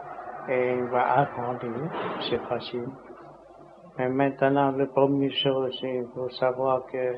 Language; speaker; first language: French; non-native, learner; Vietnamese